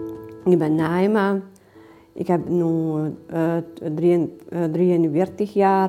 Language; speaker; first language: Dutch; non-native, learner; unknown